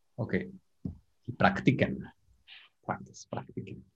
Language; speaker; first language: Spanish; native; Spanish